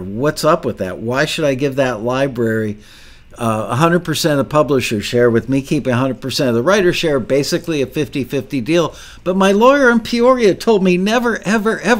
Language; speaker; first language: English; native; English